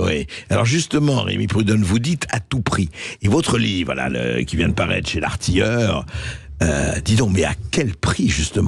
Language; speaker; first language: French; native; French